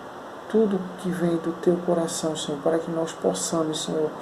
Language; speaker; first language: Portuguese; native; Portuguese